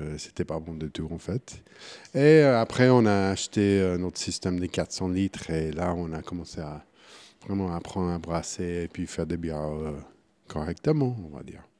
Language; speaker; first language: French; non-native, fluent; English